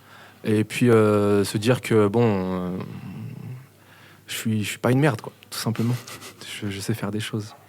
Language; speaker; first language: French; native; French